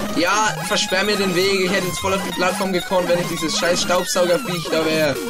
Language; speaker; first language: German; native; German